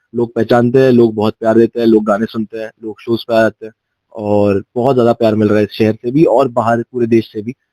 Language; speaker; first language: Hindi; non-native, local second language; Gujarati